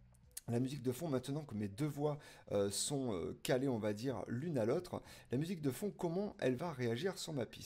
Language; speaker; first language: French; native; French